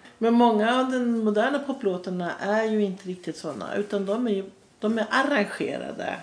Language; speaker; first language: Swedish; native; Swedish